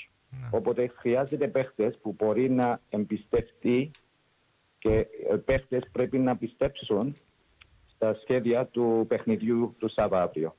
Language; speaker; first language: Greek; early bilingual, heritage; English